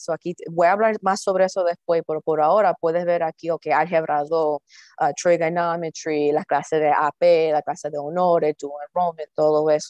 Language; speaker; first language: Spanish; early bilingual, heritage; Spanish